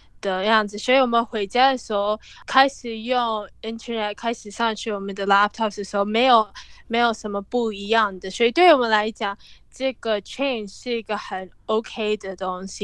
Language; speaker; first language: Chinese; early bilingual, heritage; English